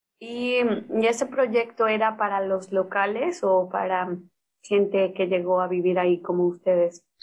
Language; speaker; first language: Spanish; native; Spanish